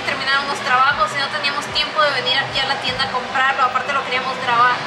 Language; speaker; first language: Spanish; native; Spanish